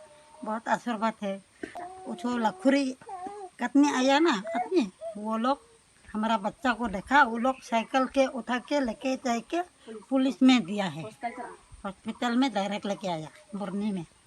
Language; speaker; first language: Hindi; non-native, local second language; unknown